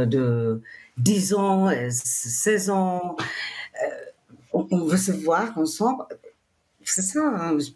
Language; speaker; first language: French; non-native, fluent; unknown